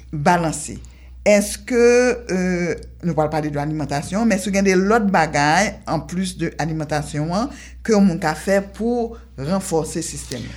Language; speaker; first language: French; non-native, local second language; Haitian Creole